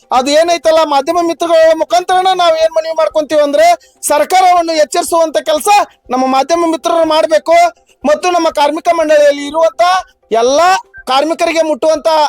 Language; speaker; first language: Kannada; native; Kannada